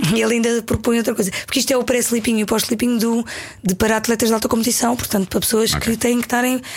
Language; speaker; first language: Portuguese; native; Portuguese